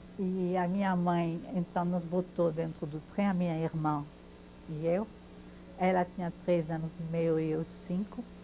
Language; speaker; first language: Portuguese; non-native, fluent; French